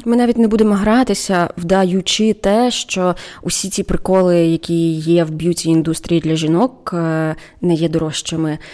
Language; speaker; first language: Ukrainian; native; Ukrainian